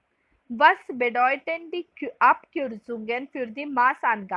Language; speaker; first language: German; non-native, fluent; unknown